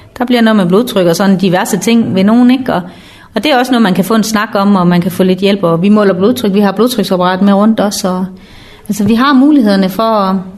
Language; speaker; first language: Danish; native; Danish